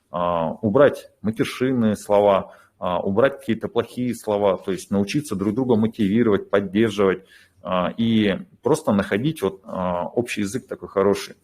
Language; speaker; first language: Russian; native; Russian